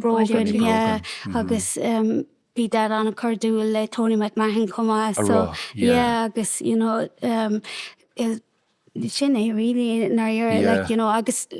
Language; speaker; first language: Irish; non-native, local second language; English